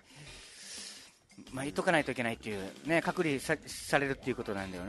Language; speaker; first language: Japanese; native; Japanese